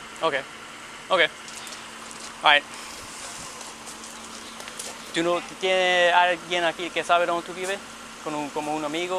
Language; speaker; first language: Spanish; early bilingual, heritage; Spanish